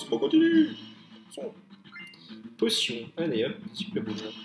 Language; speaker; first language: French; native; French